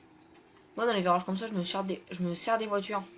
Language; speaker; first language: French; native; French